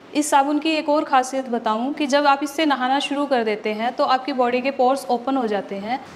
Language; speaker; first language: Hindi; native; Hindi